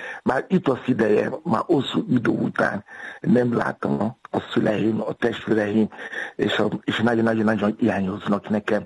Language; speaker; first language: Hungarian; non-native, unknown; Yoruba